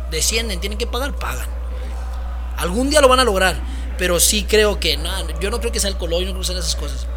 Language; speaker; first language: Spanish; early bilingual, heritage; Spanish